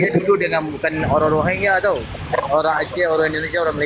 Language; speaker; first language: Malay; non-native, learner; Rohingya